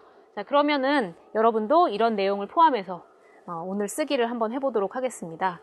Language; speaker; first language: Korean; native; Korean